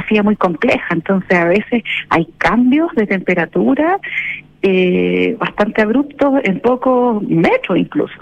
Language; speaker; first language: Spanish; native; Spanish